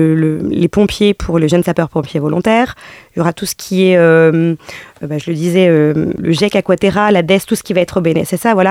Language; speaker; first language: French; native; French